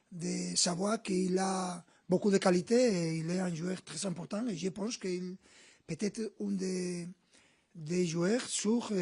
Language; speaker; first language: French; non-native, learner; Spanish